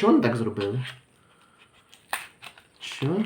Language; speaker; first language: Ukrainian; native; Ukrainian